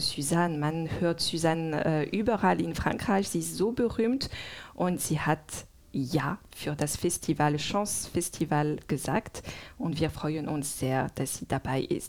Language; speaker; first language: German; non-native, fluent; French